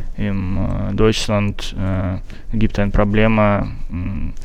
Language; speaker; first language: German; non-native, learner; Russian